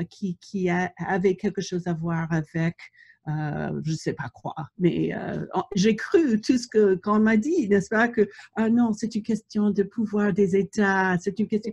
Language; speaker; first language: French; non-native, fluent; English